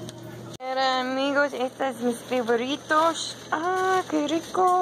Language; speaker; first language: Spanish; non-native, learner; English